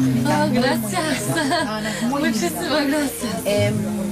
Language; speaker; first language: Spanish; non-native, learner; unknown